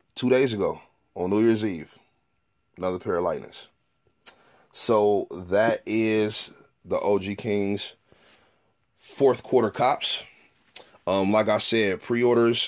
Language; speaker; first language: English; native; English